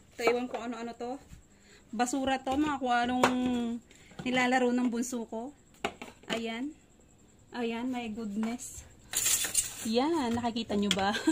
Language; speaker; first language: Filipino; native; Filipino